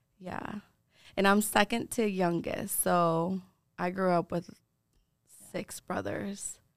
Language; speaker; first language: English; early bilingual, other home language; Spanish